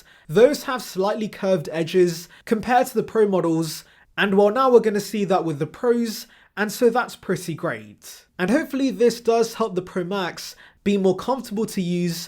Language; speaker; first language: English; native; English